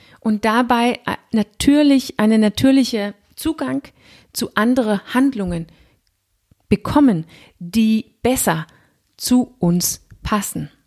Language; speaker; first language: German; non-native, fluent; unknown